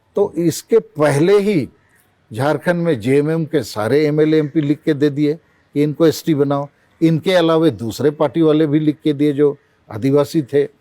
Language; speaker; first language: Hindi; non-native, local second language; Santali